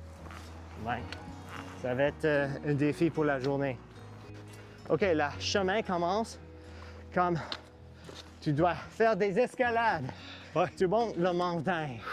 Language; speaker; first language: French; non-native, learner; English